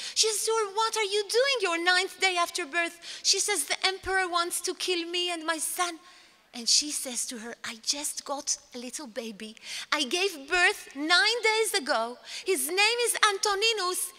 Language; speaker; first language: English; non-native, fluent; Hebrew